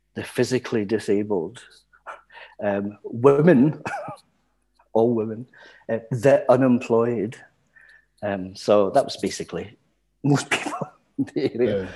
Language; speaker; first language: English; native; English